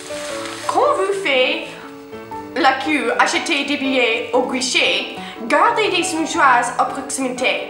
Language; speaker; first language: French; non-native, learner; English